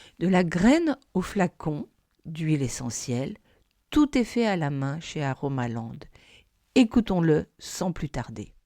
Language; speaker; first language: French; non-native, fluent; English